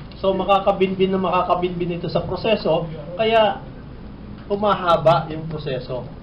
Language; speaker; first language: Filipino; native; Filipino